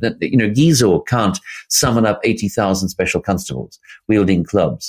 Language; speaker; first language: English; native; English